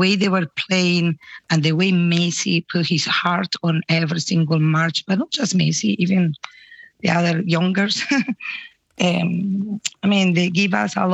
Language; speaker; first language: English; non-native, learner; Spanish